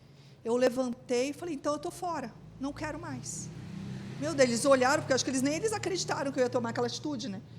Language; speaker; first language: Portuguese; native; Portuguese